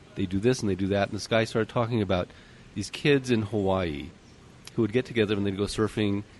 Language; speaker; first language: English; native; English